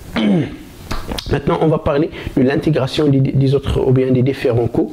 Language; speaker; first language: French; non-native, local second language; Arabic